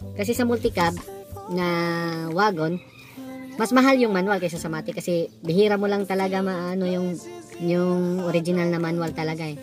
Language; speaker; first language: Filipino; non-native, local second language; Cebuano